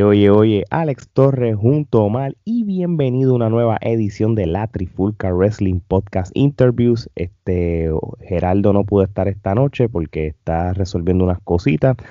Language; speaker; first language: Spanish; native; Spanish